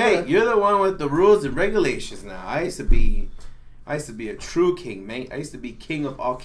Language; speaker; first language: English; native; English